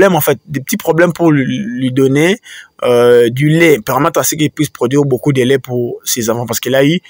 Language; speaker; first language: French; non-native, local second language; Swahili